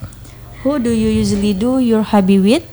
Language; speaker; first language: English; non-native, learner; Indonesian